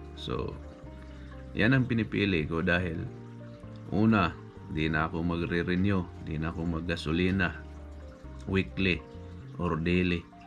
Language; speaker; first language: Filipino; non-native, local second language; Cebuano